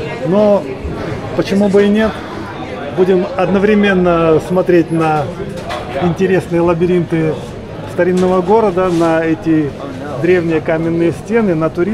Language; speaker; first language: Russian; native; Russian